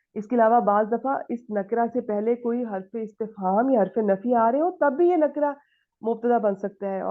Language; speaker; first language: Urdu; native; Urdu